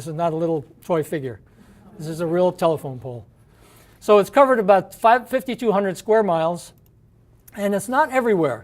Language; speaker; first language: English; native; English